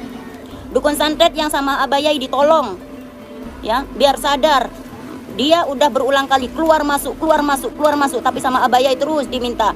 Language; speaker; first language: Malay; non-native, local second language; Javanese